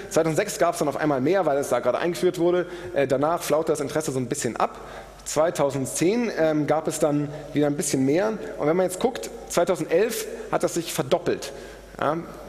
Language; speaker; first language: German; native; German